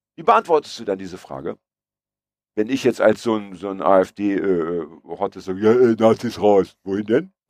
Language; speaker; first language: German; early bilingual, other home language; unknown